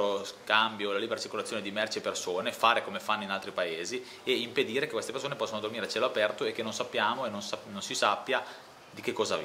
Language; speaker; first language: Italian; native; Italian